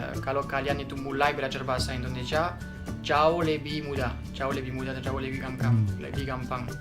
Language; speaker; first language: Indonesian; non-native, fluent; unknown